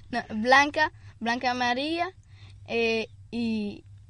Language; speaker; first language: Spanish; early bilingual, other home language; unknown